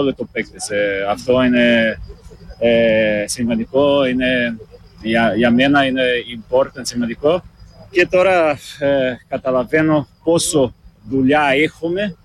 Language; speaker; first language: Greek; non-native, learner; Portuguese